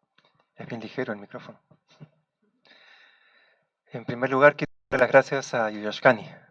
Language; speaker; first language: Spanish; native; Spanish